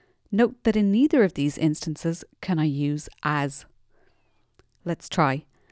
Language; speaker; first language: English; native; English